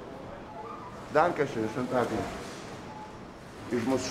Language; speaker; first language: German; non-native, learner; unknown